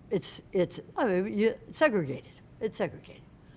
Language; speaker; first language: English; native; English